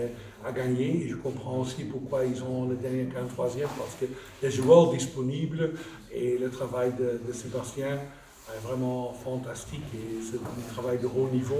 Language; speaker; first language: French; non-native, fluent; Dutch